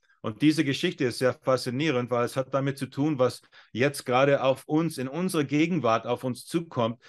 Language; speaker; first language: German; non-native, fluent; English